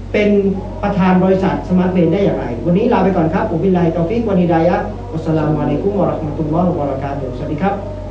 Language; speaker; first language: Thai; native; Thai